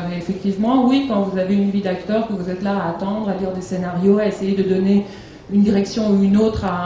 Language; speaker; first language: French; native; French